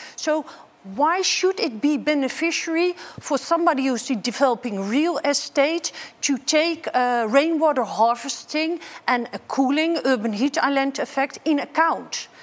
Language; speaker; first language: English; non-native, fluent; Dutch